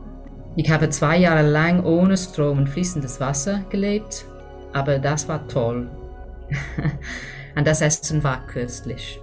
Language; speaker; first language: German; non-native, fluent; English